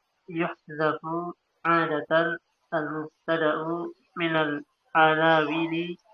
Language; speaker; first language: Arabic; non-native, learner; Indonesian